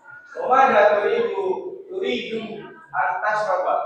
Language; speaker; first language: Arabic; non-native, learner; Indonesian